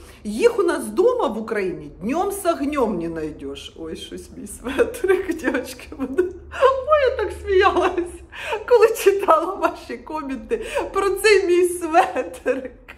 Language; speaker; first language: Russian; non-native, local second language; Ukrainian